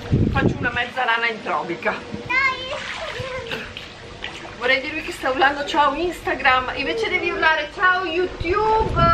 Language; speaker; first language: Italian; native; Italian